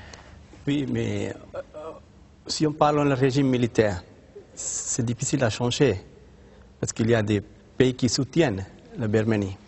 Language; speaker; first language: French; non-native, fluent; Sinhala